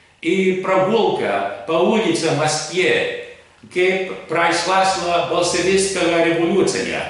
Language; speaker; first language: Russian; non-native, learner; Greek